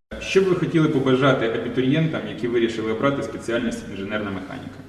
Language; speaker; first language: Ukrainian; native; Ukrainian